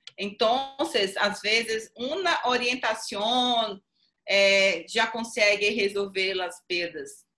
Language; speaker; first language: Spanish; non-native, learner; Portuguese